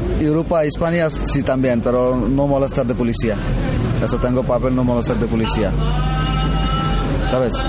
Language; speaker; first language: Spanish; non-native, learner; Bangla